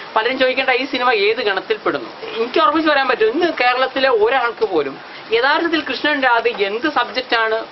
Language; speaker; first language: Malayalam; non-native, local second language; Hindi